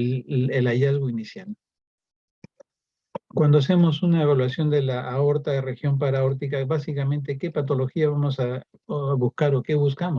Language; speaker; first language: Spanish; native; Spanish